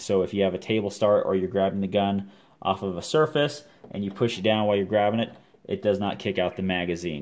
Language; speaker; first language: English; native; English